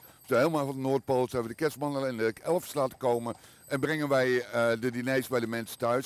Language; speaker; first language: Dutch; native; Dutch